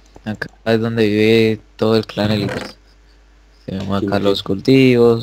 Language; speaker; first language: Spanish; native; Spanish